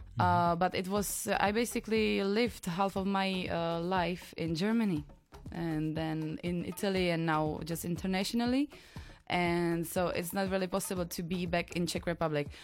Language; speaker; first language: English; non-native, fluent; Czech